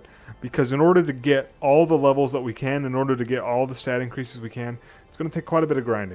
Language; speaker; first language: English; native; English